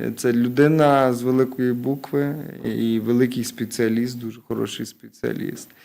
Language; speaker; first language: Ukrainian; native; Ukrainian